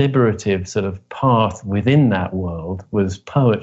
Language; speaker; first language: English; native; English